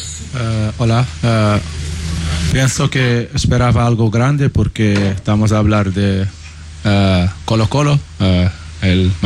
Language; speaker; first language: Spanish; non-native, learner; Portuguese